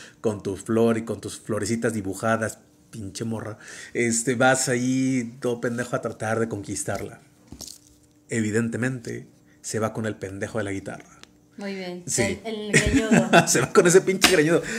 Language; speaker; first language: Spanish; native; Spanish